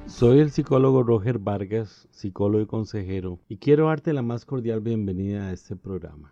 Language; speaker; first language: Spanish; native; Spanish